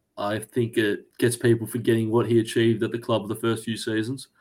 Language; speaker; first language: English; early bilingual, other home language; Greek